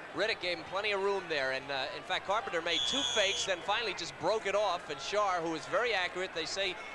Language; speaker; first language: English; native; English